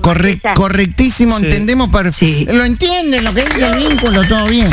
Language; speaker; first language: Spanish; native; Spanish